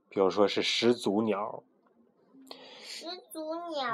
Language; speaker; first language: Chinese; native; Chinese